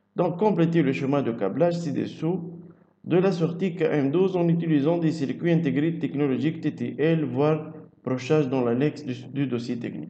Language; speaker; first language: French; non-native, local second language; Arabic